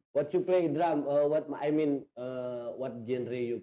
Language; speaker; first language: English; non-native, learner; Indonesian